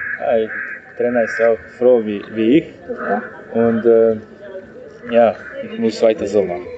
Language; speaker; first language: German; non-native, learner; Spanish